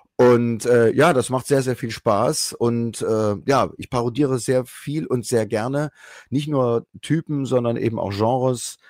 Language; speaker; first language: German; native; German